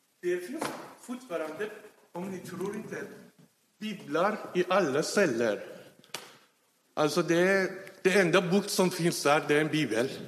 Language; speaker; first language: Swedish; non-native, fluent; Persian